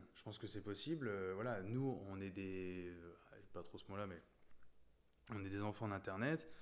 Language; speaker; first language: French; native; French